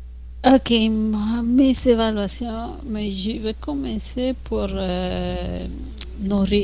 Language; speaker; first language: French; non-native, fluent; Spanish